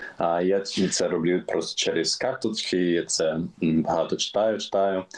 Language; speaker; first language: Ukrainian; non-native, learner; English